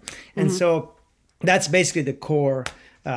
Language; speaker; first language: English; non-native, fluent; Italian